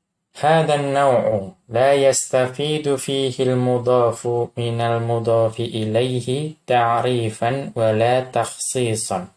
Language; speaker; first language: Arabic; non-native, fluent; Indonesian